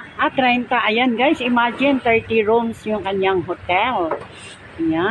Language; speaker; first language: Filipino; non-native, local second language; Cebuano